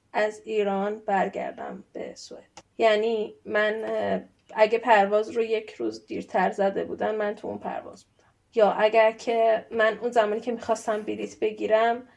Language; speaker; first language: Persian; native; Persian